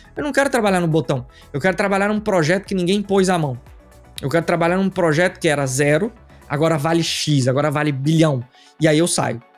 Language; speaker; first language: Portuguese; native; Portuguese